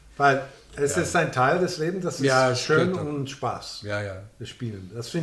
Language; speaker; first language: German; non-native, fluent; English